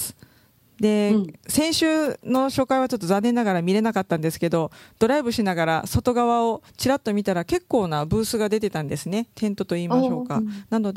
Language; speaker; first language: Japanese; native; Japanese